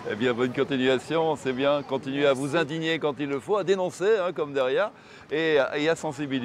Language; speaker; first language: French; native; French